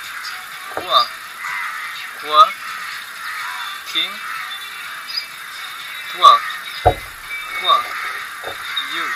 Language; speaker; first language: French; non-native, fluent; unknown